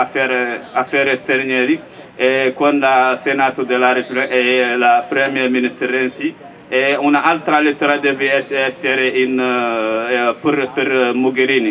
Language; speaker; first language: Italian; non-native, learner; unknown